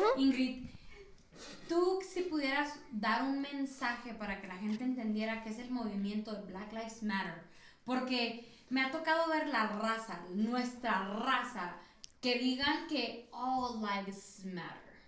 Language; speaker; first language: Spanish; early bilingual, heritage; Spanish